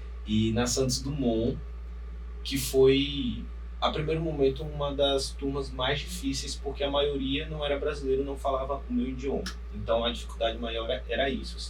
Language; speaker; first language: Portuguese; native; Portuguese